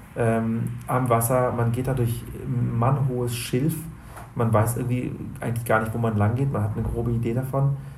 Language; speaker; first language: German; native; German